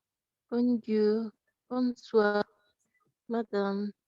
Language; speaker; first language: French; non-native, learner; Spanish